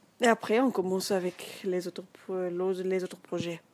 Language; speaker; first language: French; non-native, learner; German